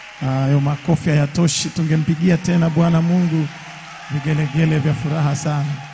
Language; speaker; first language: Swahili; native; Swahili